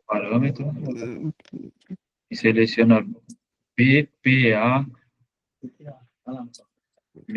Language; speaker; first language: Portuguese; native; Portuguese